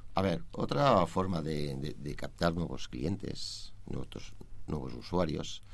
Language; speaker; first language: Spanish; native; Spanish